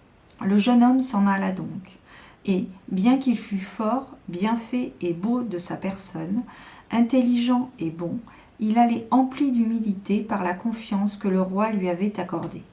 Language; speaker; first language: French; native; French